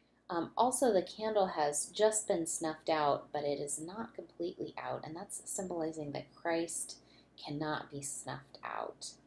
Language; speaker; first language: English; native; English